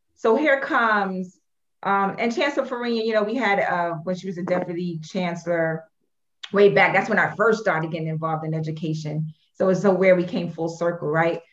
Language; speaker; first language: English; native; English